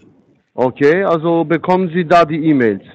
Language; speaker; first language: German; non-native, fluent; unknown